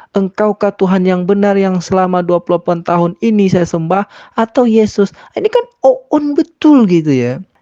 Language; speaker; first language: Indonesian; native; Indonesian